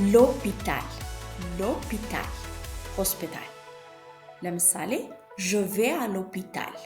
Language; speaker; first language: French; non-native, fluent; Amharic